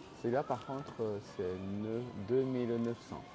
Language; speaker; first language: French; non-native, learner; Japanese